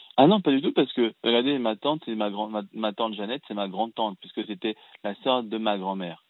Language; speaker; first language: French; early bilingual, other home language; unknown